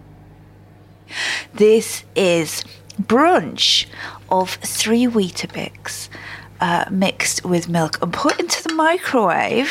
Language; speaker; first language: English; native; English